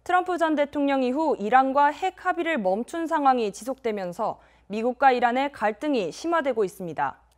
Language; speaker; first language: Korean; native; Korean